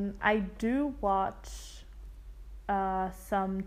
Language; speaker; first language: English; non-native, fluent; German